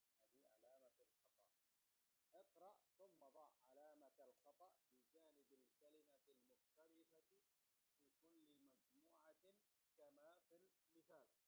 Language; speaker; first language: Arabic; non-native, fluent; Khmer